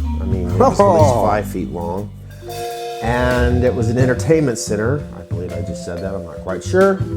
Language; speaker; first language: English; native; English